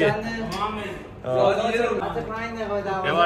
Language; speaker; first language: Persian; native; Persian